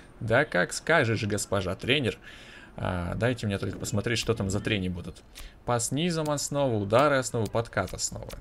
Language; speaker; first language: Russian; native; Russian